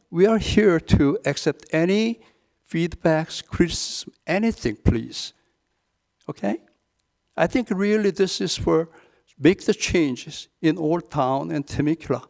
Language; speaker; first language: English; non-native, fluent; Korean